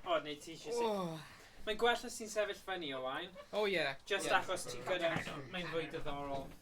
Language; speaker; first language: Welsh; non-native, local second language; English